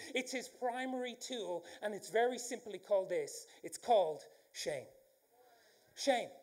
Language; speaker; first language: English; native; English